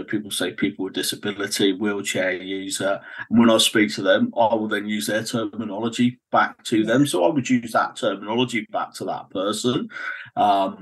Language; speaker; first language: English; native; English